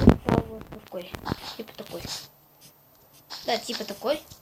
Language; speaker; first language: Russian; non-native, local second language; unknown